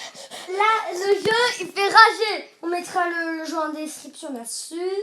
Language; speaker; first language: French; native; French